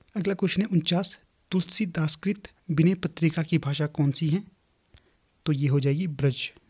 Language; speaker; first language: Hindi; native; Hindi